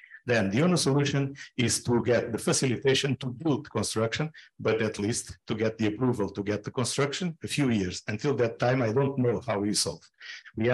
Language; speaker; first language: English; non-native, fluent; Portuguese